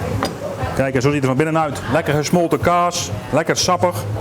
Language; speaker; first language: Dutch; native; Dutch